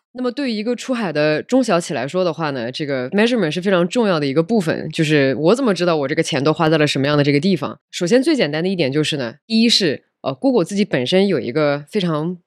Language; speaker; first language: Chinese; native; Chinese